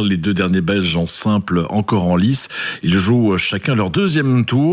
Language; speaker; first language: French; native; French